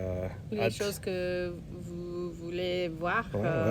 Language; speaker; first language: French; non-native, learner; English